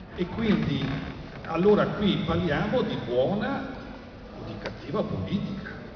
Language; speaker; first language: Italian; native; Italian